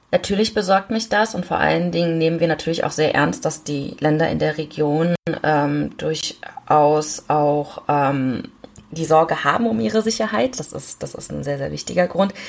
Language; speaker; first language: German; early bilingual, other home language; Korean